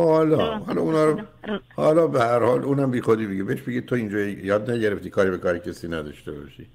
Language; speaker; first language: Persian; native; Persian